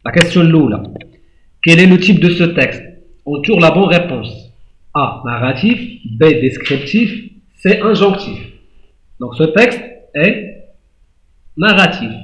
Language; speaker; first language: French; non-native, local second language; Arabic